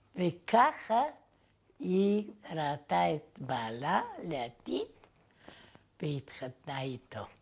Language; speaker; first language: Hebrew; non-native, fluent; Bulgarian